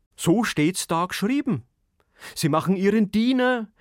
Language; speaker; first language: German; native; German